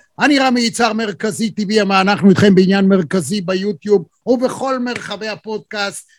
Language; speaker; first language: Hebrew; native; Hebrew